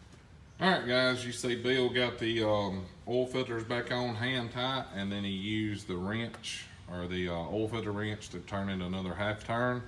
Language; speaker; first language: English; native; English